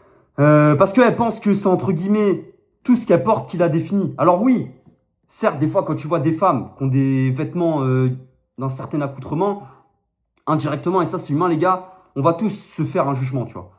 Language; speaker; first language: French; native; French